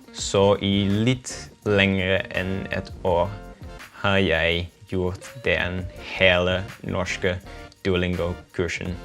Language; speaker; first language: Norwegian; non-native, learner; Dutch